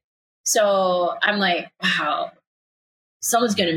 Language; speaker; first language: English; native; English